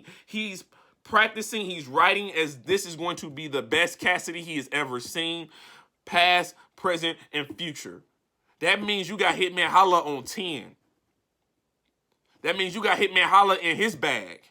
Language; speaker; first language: English; native; English